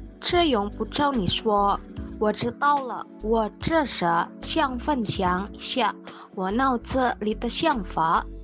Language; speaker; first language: Chinese; non-native, learner; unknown